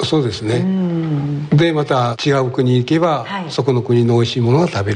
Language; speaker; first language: Japanese; native; Japanese